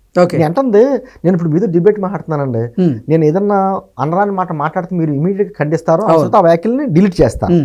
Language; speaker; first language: Telugu; native; Telugu